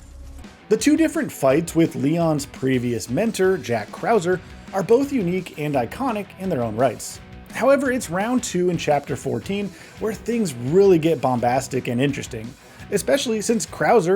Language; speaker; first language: English; native; English